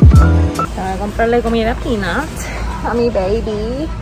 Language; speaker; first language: Spanish; native; Spanish